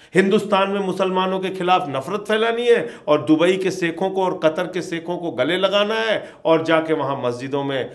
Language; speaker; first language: Hindi; native; Hindi